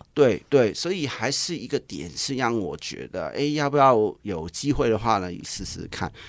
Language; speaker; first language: Chinese; non-native, local second language; Cantonese